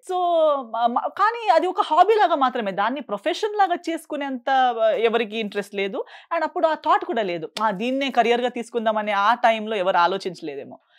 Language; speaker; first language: Telugu; non-native, fluent; Konkani